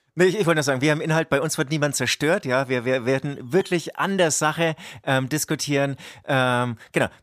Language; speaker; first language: German; native; German